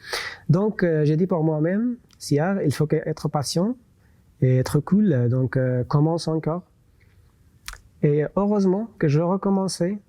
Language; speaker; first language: French; non-native, local second language; Persian